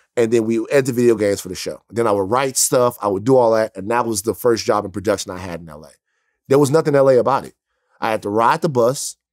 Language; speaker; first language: English; native; English